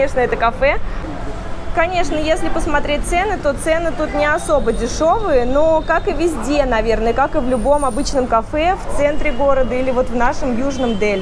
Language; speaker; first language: Russian; native; Russian